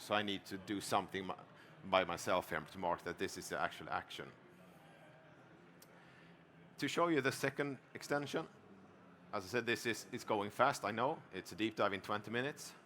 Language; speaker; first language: English; non-native, fluent; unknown